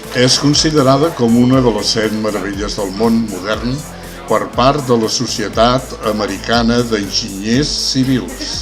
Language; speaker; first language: Catalan; native; Catalan